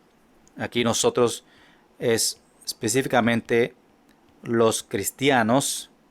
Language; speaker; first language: Spanish; non-native, fluent; English